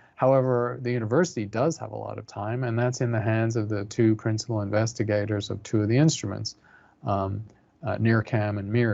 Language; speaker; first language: English; native; English